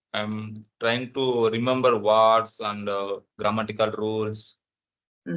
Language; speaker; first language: English; non-native, learner; Odia